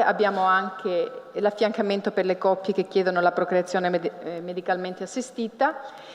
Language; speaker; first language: Italian; native; Italian